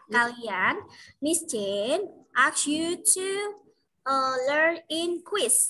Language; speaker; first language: English; non-native, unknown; Indonesian